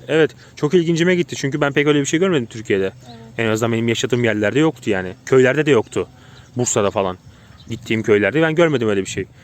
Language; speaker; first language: Turkish; native; Turkish